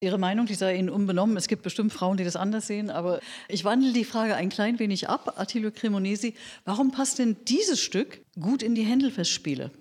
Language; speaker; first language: German; native; German